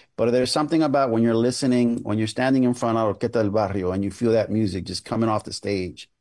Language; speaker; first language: English; early bilingual, other home language; Spanish